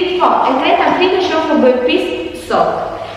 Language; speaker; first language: Albanian; early bilingual, heritage; Albanian